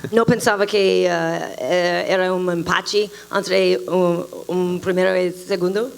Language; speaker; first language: Portuguese; non-native, learner; English